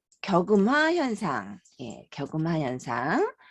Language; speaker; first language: Korean; native; Korean